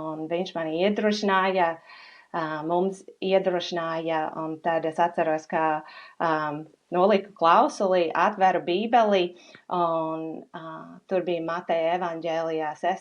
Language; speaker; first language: Latvian; non-native, fluent; English